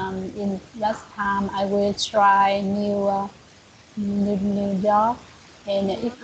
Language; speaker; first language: English; non-native, learner; Vietnamese